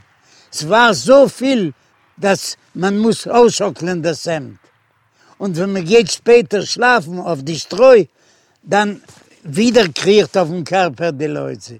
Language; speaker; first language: German; non-native, learner; Yiddish